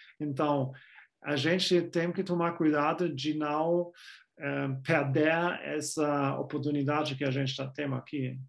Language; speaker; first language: Portuguese; non-native, fluent; German